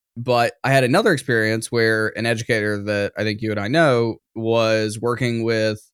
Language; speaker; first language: English; native; English